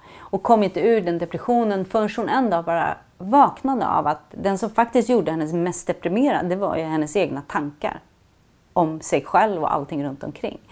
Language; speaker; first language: Swedish; native; Swedish